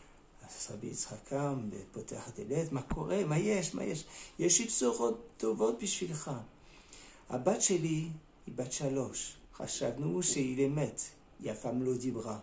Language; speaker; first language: Hebrew; non-native, fluent; French